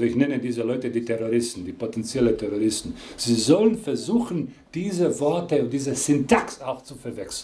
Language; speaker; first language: German; non-native, fluent; Croatian